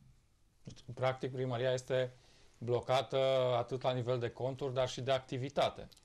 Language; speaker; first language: Romanian; native; Romanian